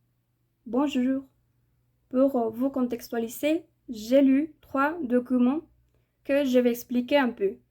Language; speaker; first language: French; non-native, fluent; Spanish